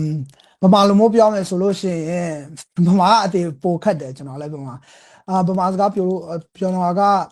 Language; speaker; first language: Burmese; non-native, learner; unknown